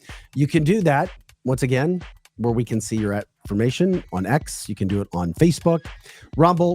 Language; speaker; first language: English; native; English